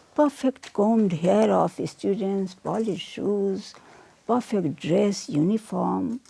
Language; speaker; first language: English; non-native, local second language; Urdu